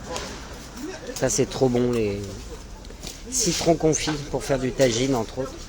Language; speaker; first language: French; native; French